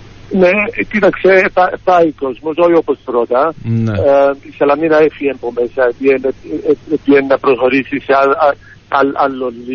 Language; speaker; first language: Greek; early bilingual, heritage; Greek